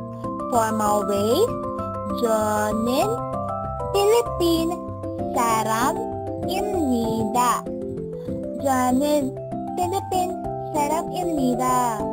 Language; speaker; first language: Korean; non-native, learner; Filipino